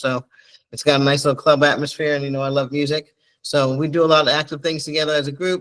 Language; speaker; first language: English; native; English